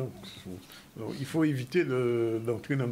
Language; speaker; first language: French; native; French